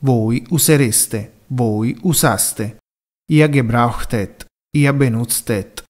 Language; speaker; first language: German; non-native, fluent; Italian